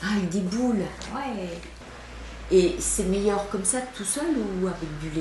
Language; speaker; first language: French; native; French